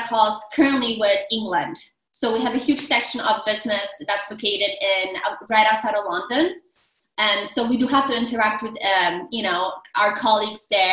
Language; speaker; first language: English; non-native, fluent; Polish